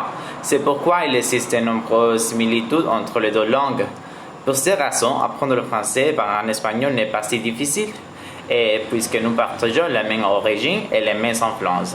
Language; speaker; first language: French; non-native, learner; Spanish